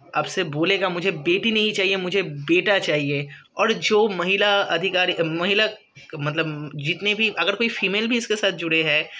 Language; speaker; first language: Hindi; non-native, local second language; Bangla